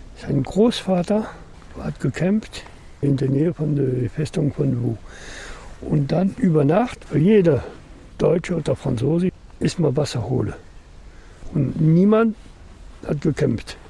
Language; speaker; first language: German; non-native, learner; French